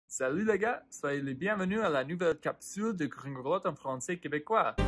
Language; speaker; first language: French; non-native, fluent; English